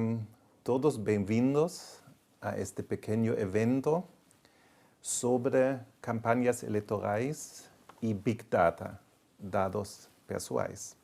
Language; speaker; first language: Portuguese; non-native, fluent; German